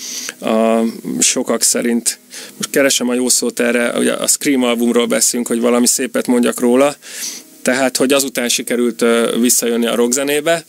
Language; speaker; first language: Hungarian; native; Hungarian